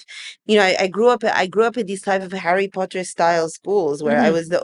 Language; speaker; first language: English; native; English